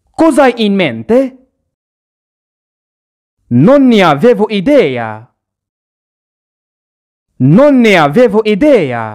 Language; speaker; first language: Italian; non-native, fluent; Arabic